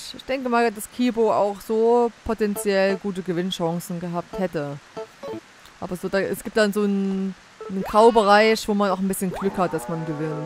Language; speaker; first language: German; native; German